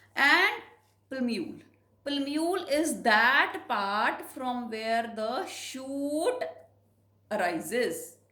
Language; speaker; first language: English; non-native, local second language; Punjabi